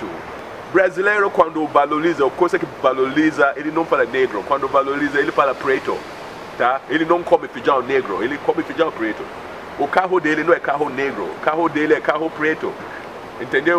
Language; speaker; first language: Portuguese; non-native, learner; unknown